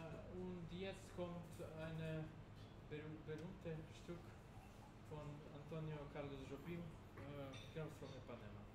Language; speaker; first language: German; non-native, learner; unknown